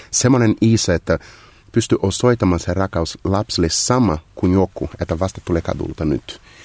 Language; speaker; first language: Finnish; non-native, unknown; Portuguese